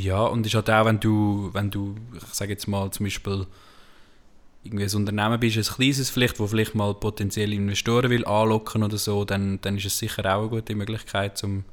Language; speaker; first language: German; native; German